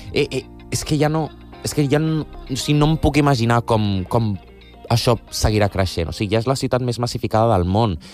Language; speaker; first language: Catalan; non-native, local second language; Spanish